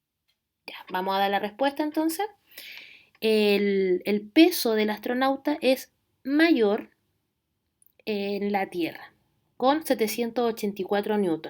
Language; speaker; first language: Spanish; native; Spanish